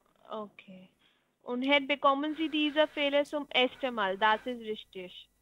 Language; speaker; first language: German; non-native, learner; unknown